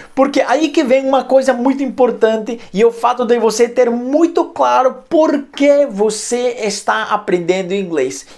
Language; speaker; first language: Portuguese; non-native, fluent; Spanish